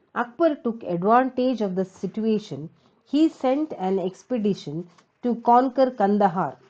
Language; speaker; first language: English; non-native, local second language; Kannada